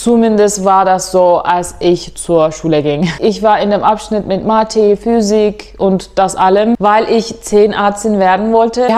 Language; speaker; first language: German; non-native, fluent; Turkish